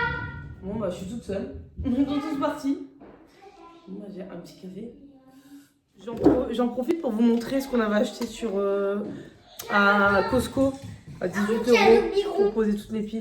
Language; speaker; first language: French; native; French